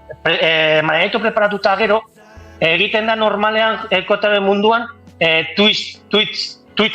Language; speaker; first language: Basque; non-native, local second language; Spanish